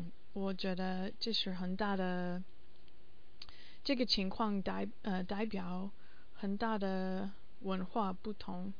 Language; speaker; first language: Chinese; non-native, learner; English